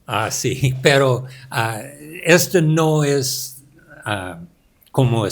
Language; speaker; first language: Spanish; non-native, learner; English